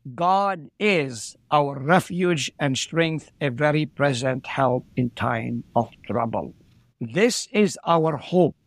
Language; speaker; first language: English; non-native, fluent; Arabic